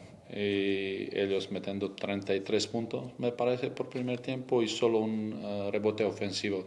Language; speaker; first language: Spanish; non-native, learner; Croatian